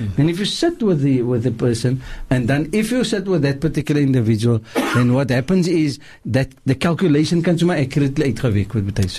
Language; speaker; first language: English; non-native, local second language; Afrikaans